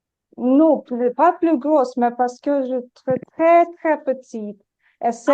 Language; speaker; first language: French; non-native, learner; Ukrainian